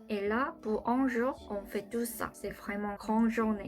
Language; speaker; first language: French; non-native, learner; Korean